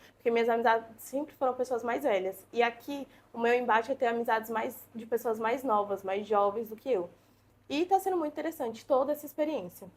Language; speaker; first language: Portuguese; native; Portuguese